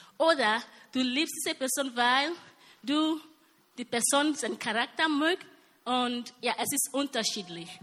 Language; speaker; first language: German; non-native, learner; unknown